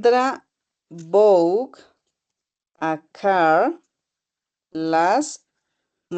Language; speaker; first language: English; non-native, learner; Spanish